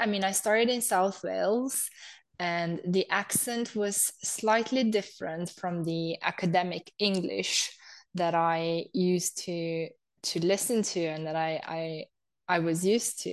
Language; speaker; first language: English; non-native, fluent; Romanian